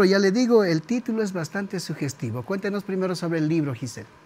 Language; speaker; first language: Spanish; native; Spanish